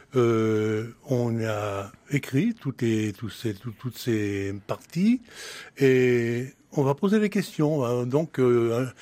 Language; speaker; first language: French; native; French